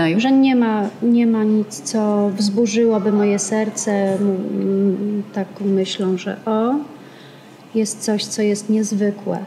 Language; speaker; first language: Polish; native; Polish